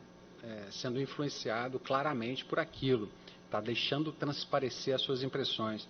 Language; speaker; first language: Portuguese; native; Portuguese